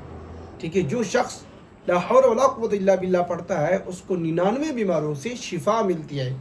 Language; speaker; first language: Urdu; native; Urdu